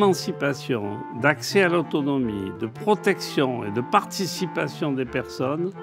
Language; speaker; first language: French; native; French